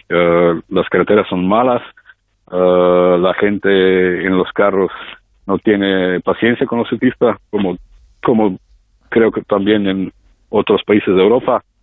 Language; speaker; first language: Spanish; non-native, fluent; Slovenian